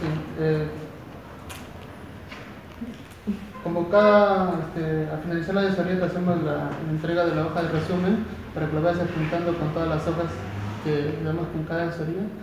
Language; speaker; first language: Spanish; native; Spanish